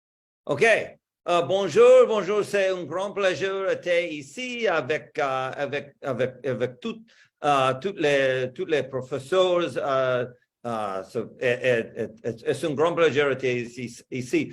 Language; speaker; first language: French; non-native, learner; English